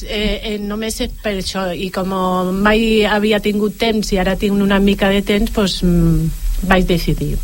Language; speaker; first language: Catalan; non-native, local second language; Spanish